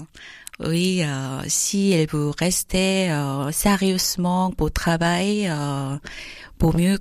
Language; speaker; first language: French; non-native, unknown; Korean